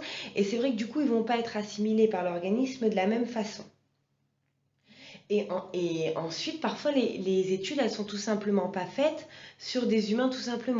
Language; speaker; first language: French; native; French